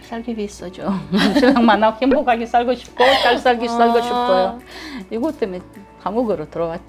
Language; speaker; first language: Korean; non-native, learner; Russian